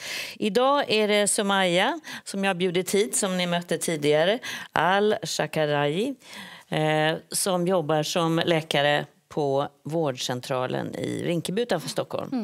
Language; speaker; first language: Swedish; native; Swedish